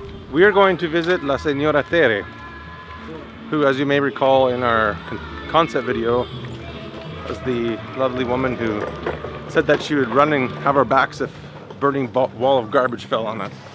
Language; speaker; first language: English; native; English